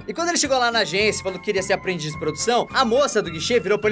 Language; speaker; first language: Portuguese; native; Portuguese